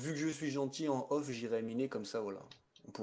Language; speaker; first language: French; native; French